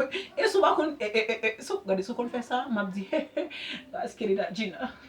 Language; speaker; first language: French; non-native, learner; Haitian Creole